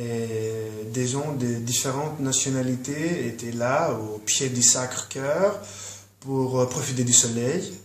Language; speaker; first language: French; non-native, fluent; Greek